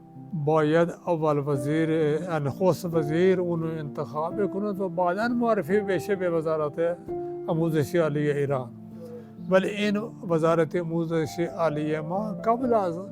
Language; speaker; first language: Persian; non-native, fluent; Urdu